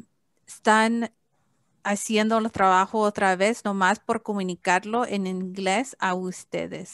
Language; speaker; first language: Spanish; early bilingual, heritage; English